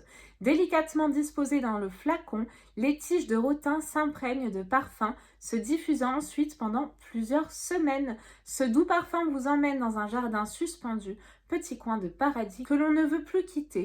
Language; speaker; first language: French; native; French